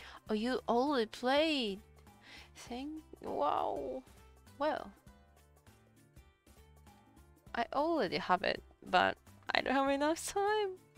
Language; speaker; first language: English; non-native, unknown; Japanese